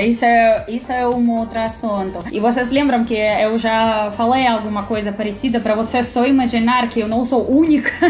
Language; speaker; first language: Portuguese; non-native, fluent; Russian